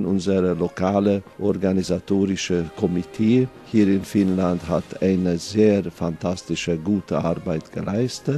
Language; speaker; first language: German; non-native, fluent; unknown